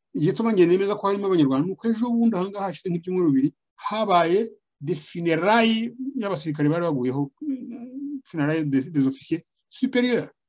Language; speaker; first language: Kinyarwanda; native; Kinyarwanda